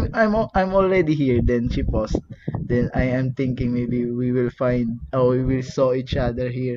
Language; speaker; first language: English; non-native, learner; Filipino